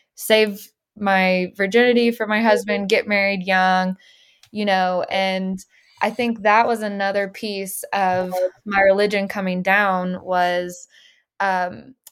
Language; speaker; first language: English; native; English